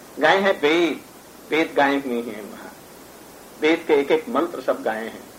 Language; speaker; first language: Hindi; native; Hindi